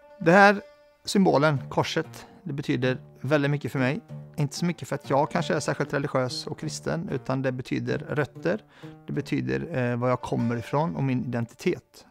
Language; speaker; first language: Swedish; early bilingual, other home language; Arabic